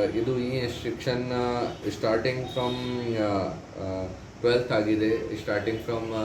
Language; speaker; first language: Kannada; non-native, fluent; Hindi